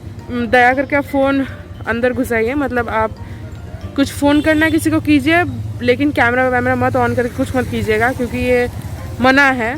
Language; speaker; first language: Hindi; non-native, local second language; Bangla